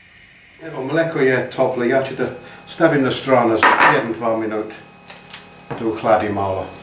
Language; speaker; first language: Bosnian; non-native, learner; English